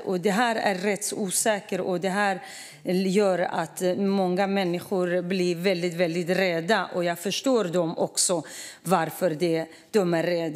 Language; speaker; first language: Swedish; non-native, fluent; Kurdish